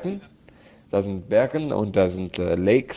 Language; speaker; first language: German; non-native, learner; Arabic